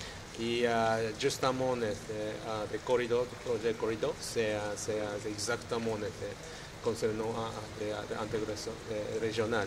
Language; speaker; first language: French; non-native, learner; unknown